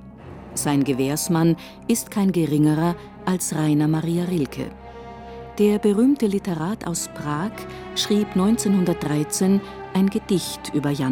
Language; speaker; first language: German; native; German